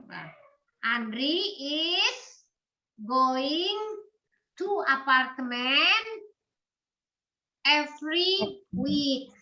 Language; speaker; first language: English; non-native, learner; Indonesian